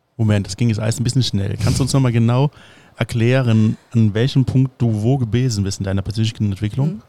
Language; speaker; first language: German; native; German